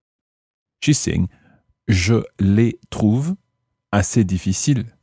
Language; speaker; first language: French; non-native, fluent; English